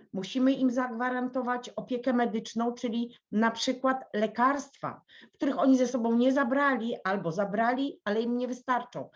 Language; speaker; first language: Polish; native; Polish